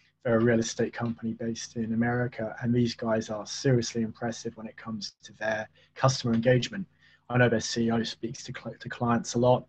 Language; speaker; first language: English; native; English